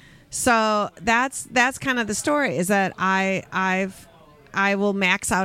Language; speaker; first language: English; native; English